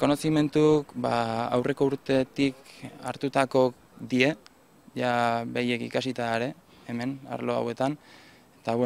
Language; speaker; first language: Basque; native; Basque